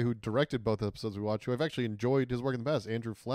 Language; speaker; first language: English; native; English